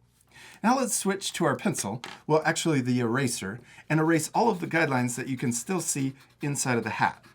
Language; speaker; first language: English; native; English